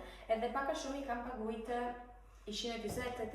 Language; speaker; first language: Albanian; early bilingual, heritage; Albanian